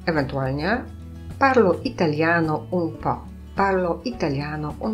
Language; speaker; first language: Italian; non-native, fluent; Polish